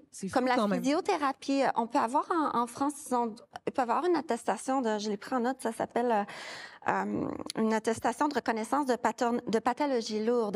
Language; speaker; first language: French; native; French